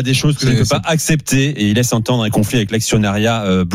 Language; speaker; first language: French; native; French